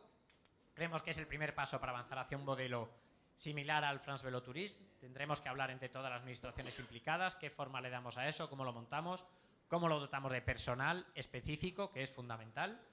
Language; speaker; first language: Spanish; native; Spanish